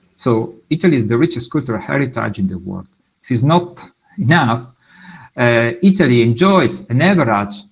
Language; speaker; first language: English; non-native, fluent; Italian